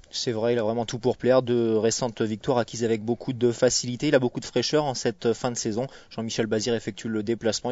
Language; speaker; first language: French; native; French